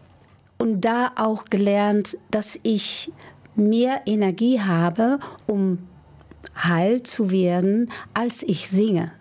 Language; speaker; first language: German; non-native, fluent; Dutch